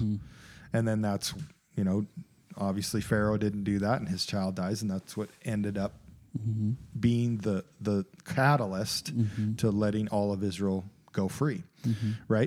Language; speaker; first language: English; native; English